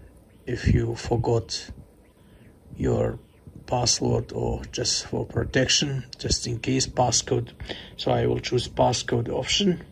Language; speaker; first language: English; non-native, fluent; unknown